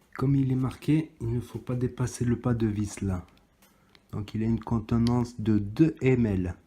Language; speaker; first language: French; native; French